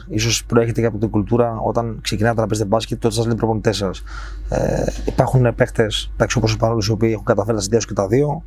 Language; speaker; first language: Greek; native; Greek